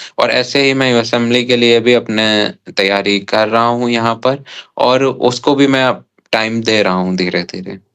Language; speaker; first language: Hindi; native; Hindi